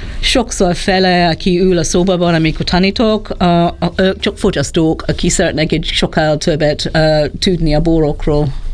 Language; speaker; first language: Hungarian; non-native, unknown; English